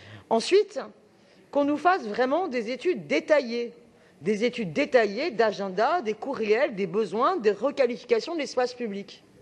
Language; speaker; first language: French; native; French